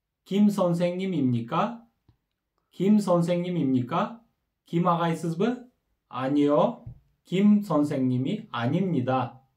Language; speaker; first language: Korean; non-native, learner; Kyrgyz